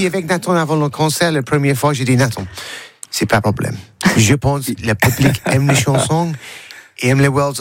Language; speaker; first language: French; non-native, learner; English